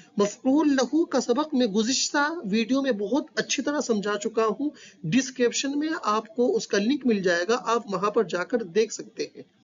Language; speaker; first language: Urdu; native; Urdu